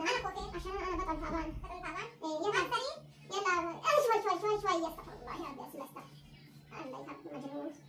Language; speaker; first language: Arabic; non-native, learner; Oromo